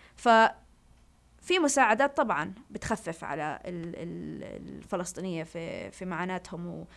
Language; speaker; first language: Arabic; early bilingual, heritage; Arabic